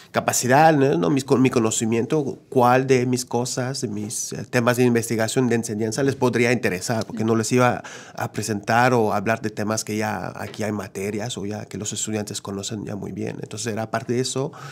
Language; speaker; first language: Spanish; non-native, fluent; French